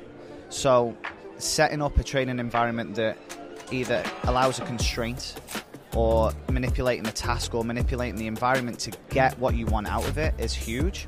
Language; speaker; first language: English; native; English